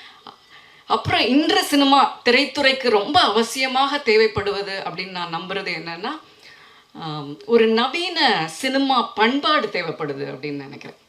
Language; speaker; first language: Tamil; native; Tamil